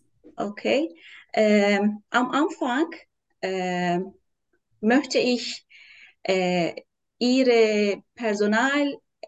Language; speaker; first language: German; non-native, learner; Turkish